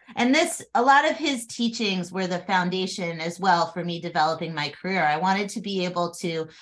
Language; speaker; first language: English; native; English